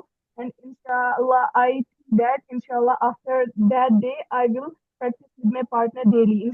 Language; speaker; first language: English; non-native, learner; Hindi